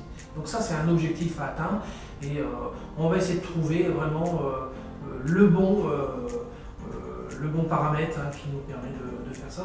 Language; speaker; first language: French; native; French